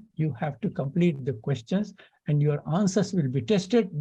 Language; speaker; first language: English; non-native, local second language; Urdu